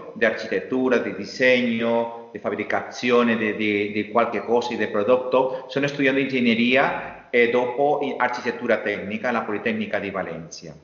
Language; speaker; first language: Italian; non-native, learner; Spanish